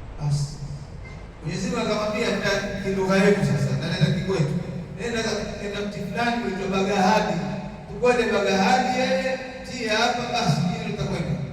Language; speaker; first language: Swahili; native; Swahili